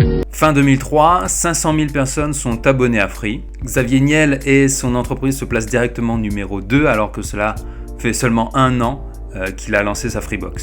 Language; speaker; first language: French; native; French